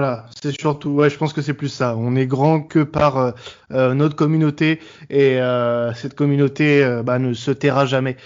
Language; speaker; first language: French; native; French